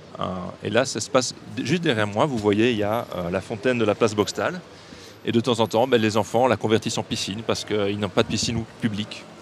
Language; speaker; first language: French; native; French